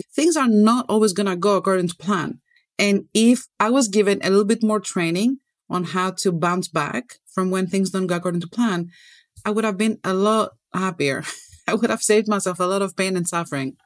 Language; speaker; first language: English; non-native, fluent; Greek